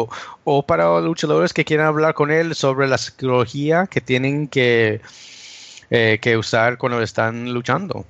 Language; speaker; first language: Spanish; early bilingual, heritage; English